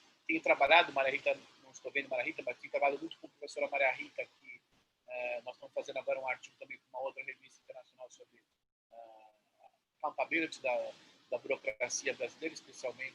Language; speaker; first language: Portuguese; native; Portuguese